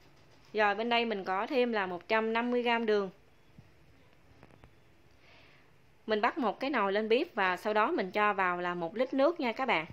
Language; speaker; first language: Vietnamese; native; Vietnamese